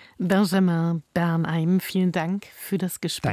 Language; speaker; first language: German; native; German